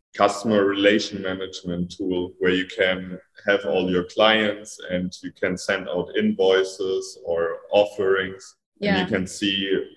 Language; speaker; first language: English; non-native, fluent; German